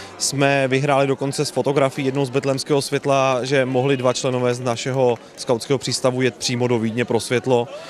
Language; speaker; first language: Czech; native; Czech